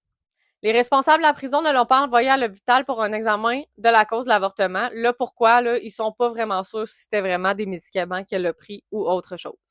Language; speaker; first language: French; native; French